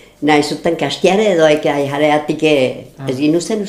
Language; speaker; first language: Basque; native; Basque